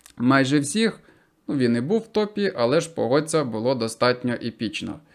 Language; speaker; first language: Ukrainian; non-native, local second language; Russian